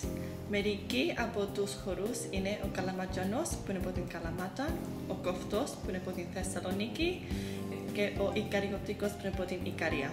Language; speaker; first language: Greek; early bilingual, heritage; Greek